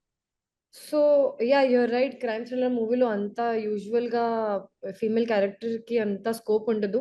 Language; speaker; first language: Telugu; non-native, fluent; Hindi